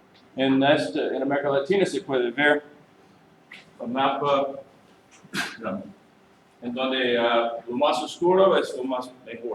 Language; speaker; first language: Spanish; non-native, learner; English